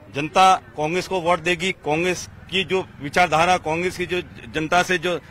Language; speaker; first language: Hindi; native; Hindi